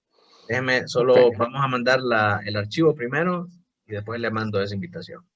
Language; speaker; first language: Spanish; native; Spanish